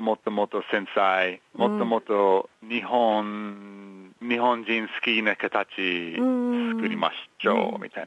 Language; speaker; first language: Japanese; non-native, learner; English